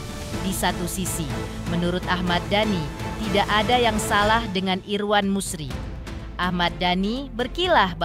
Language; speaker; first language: Indonesian; native; Indonesian